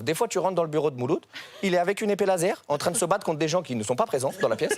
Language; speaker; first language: French; native; French